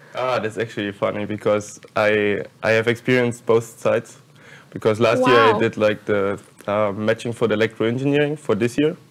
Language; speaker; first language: English; non-native, fluent; German